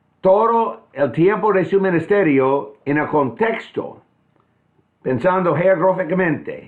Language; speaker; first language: Spanish; non-native, fluent; English